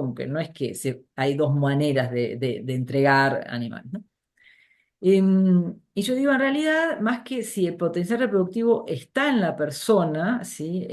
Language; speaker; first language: Spanish; native; Spanish